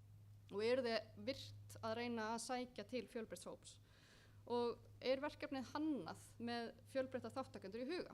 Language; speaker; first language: Icelandic; native; Icelandic